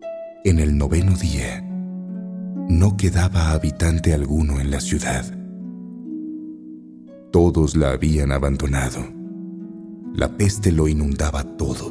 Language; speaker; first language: Spanish; native; Spanish